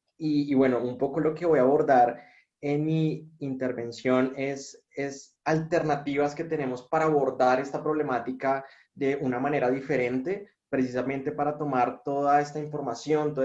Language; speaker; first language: Spanish; native; Spanish